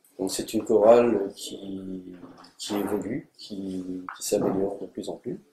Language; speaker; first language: French; native; French